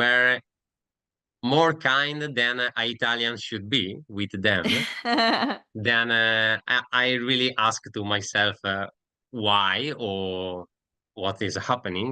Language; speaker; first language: English; non-native, learner; Italian